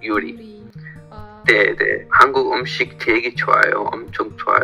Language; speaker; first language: Korean; non-native, learner; German